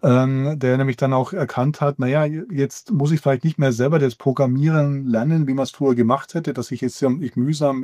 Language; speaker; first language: German; native; German